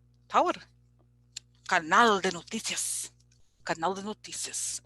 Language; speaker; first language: Spanish; non-native, learner; English